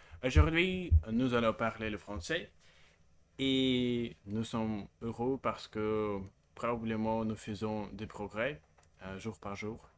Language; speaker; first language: French; non-native, learner; Russian